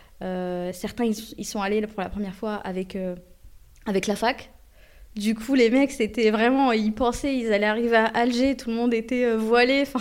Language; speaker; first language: French; early bilingual, other home language; Arabic